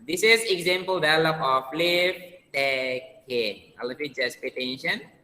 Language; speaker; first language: English; non-native, learner; Indonesian